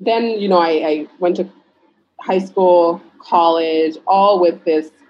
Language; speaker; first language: English; early bilingual, other home language; Fula